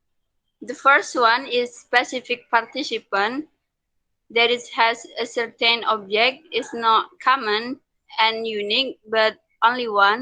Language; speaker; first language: English; non-native, learner; Indonesian